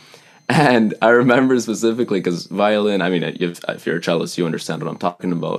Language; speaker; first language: English; native; English